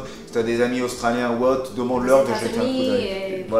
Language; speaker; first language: French; native; French